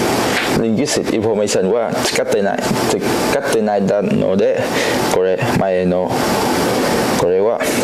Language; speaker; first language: Japanese; non-native, learner; Cantonese